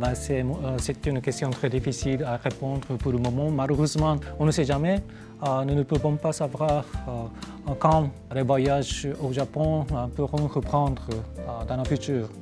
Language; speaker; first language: French; non-native, fluent; Japanese